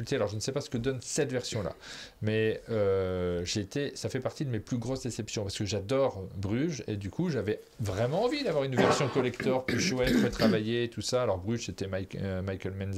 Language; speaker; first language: French; native; French